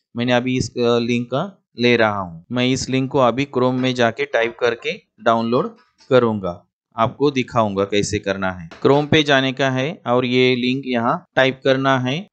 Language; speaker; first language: Hindi; non-native, local second language; Marathi